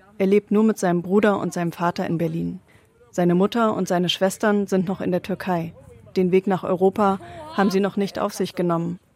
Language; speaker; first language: German; native; German